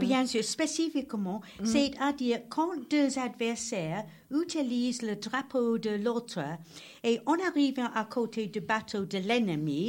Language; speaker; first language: French; non-native, learner; English